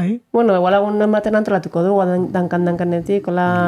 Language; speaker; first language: Basque; native; Basque